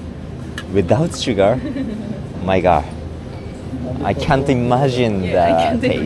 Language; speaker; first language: English; non-native, learner; Japanese